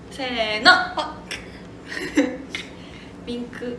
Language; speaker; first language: Korean; non-native, fluent; Japanese